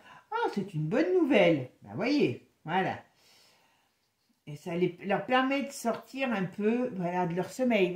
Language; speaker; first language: French; native; French